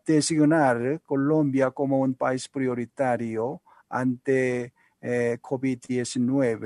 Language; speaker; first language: Spanish; non-native, learner; Korean